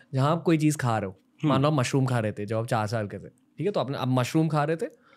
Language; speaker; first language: Hindi; native; Hindi